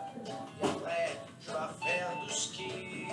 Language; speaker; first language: French; non-native, learner; Portuguese